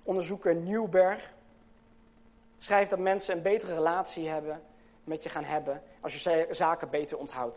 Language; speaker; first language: Dutch; native; Dutch